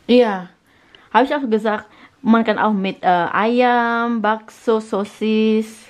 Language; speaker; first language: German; non-native, learner; Indonesian